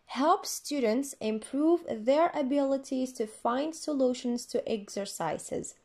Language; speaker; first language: English; non-native, fluent; Arabic